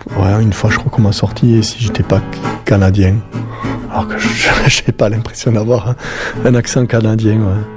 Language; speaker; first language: French; native; French